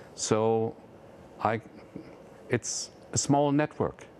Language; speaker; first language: English; non-native, fluent; German